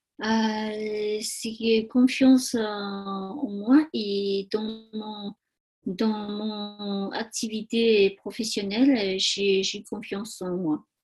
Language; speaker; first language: French; non-native, learner; Tibetan